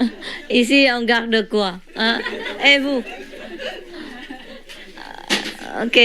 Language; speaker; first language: French; non-native, learner; Vietnamese